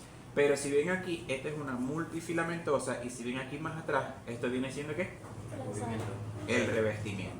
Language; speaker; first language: Spanish; native; Spanish